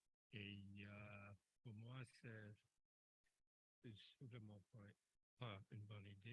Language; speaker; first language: French; non-native, local second language; English